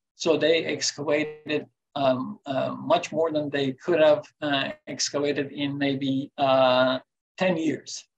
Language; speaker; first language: English; non-native, fluent; Turkish